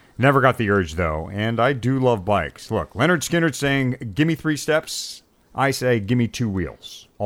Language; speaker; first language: English; native; English